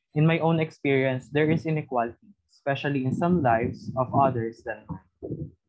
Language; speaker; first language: English; non-native, local second language; Filipino